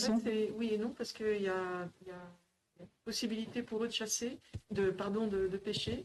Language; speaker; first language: French; native; French